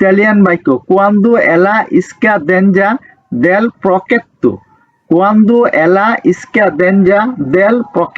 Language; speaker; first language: Italian; non-native, learner; Bangla